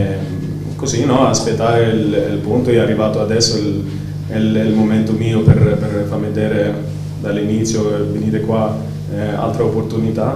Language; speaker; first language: Italian; non-native, fluent; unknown